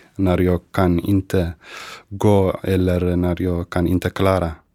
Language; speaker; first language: Swedish; non-native, fluent; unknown